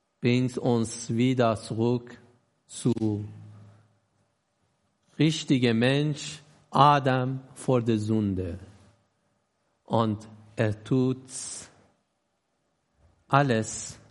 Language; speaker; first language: German; non-native, learner; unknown